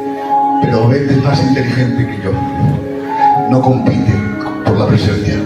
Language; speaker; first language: Spanish; native; Spanish